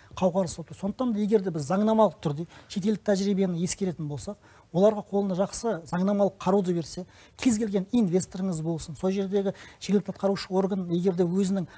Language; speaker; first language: Kazakh; non-native, local second language; Russian